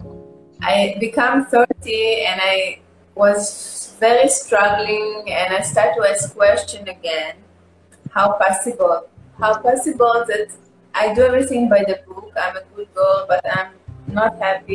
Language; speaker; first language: English; non-native, learner; Hebrew